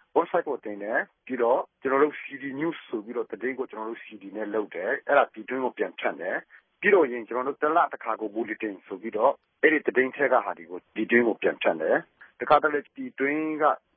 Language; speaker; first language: Burmese; non-native, local second language; Hakha Chin